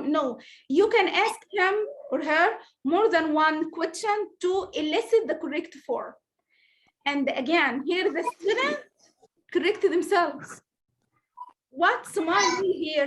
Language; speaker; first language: English; non-native, fluent; Arabic